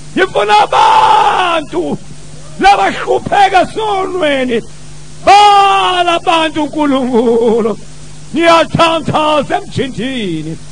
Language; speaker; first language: Zulu; non-native, local second language; Tsonga